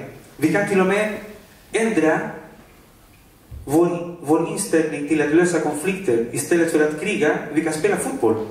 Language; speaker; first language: Swedish; non-native, fluent; Spanish